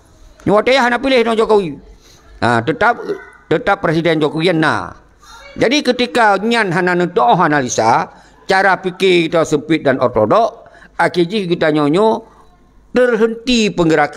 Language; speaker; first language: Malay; non-native, local second language; Achinese